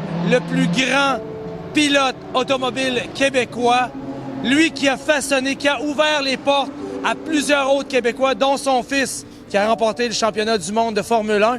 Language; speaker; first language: French; native; French